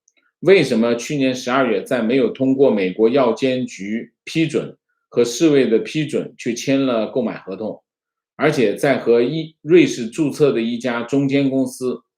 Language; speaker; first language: Chinese; native; Chinese